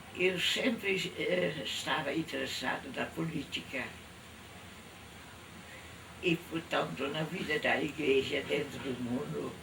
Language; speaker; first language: Portuguese; non-native, fluent; Dutch